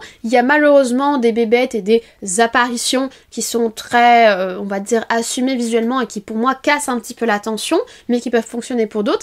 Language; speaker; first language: French; native; French